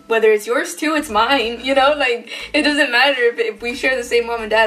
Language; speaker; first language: English; early bilingual, other home language; Spanish